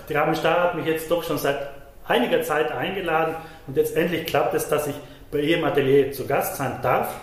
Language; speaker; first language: German; native; German